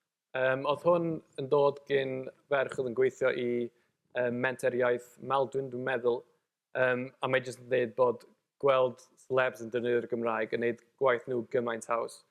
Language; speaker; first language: Welsh; native; Welsh